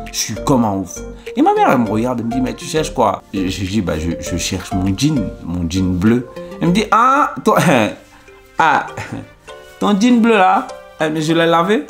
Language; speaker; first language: French; early bilingual, other home language; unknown